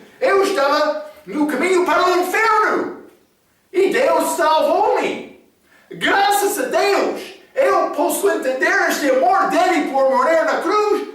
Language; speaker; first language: Portuguese; non-native, fluent; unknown